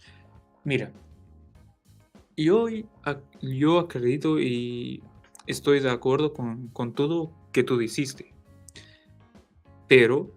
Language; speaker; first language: Spanish; non-native, learner; Portuguese